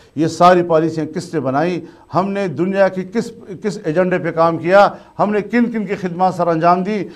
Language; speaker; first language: Urdu; non-native, local second language; Pashto